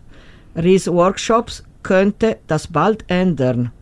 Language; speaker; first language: German; non-native, fluent; Italian